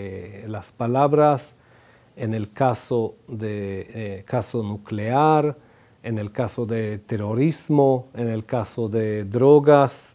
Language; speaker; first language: Spanish; non-native, fluent; Hebrew